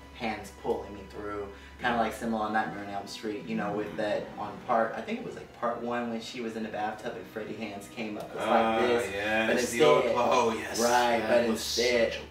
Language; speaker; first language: English; native; English